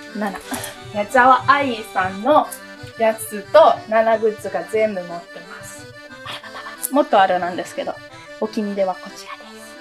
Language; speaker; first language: Japanese; non-native, fluent; Italian